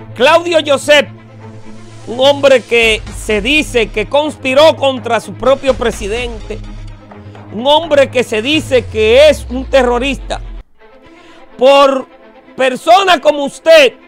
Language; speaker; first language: Spanish; native; Spanish